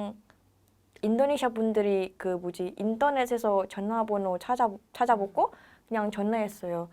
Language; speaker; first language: Korean; non-native, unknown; Indonesian